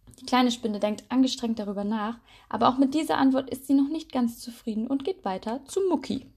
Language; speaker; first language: German; native; German